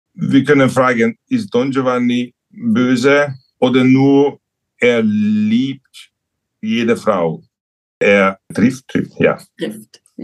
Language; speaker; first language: German; non-native, learner; Hungarian